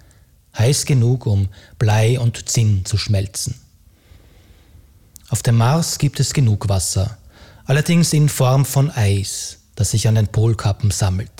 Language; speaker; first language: German; native; German